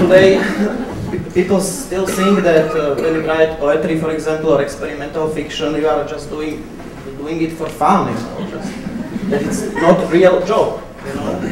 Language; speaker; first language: English; non-native, fluent; Slovak